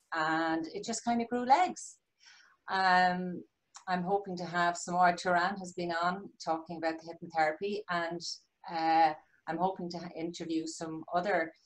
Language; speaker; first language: English; native; English